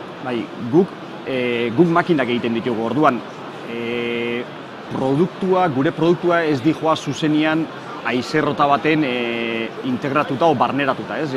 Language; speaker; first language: Basque; native; Basque